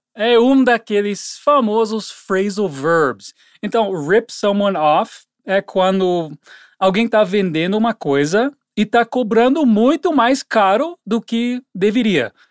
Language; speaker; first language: Portuguese; non-native, fluent; English